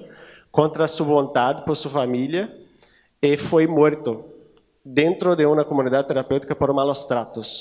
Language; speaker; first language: Spanish; non-native, learner; Portuguese